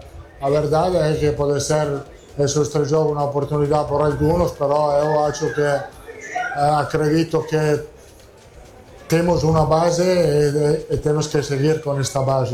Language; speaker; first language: Portuguese; non-native, fluent; Italian